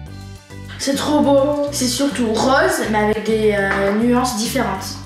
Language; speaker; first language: French; native; French